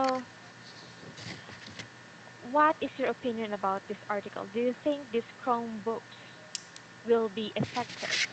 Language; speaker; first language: English; non-native, fluent; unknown